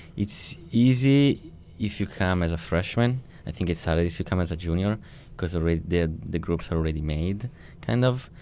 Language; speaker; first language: English; non-native, fluent; Italian